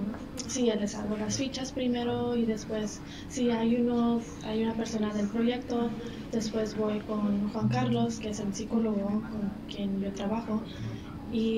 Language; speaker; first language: Spanish; non-native, fluent; English